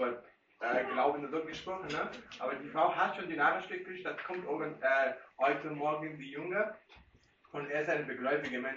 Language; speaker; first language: German; non-native, learner; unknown